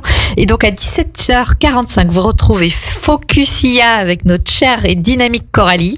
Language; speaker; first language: French; native; French